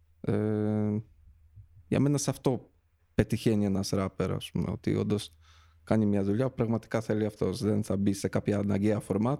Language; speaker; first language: Greek; early bilingual, other home language; Polish